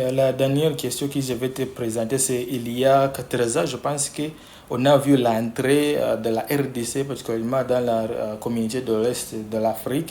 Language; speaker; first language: French; non-native, fluent; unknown